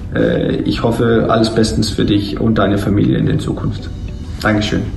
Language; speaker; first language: German; non-native, fluent; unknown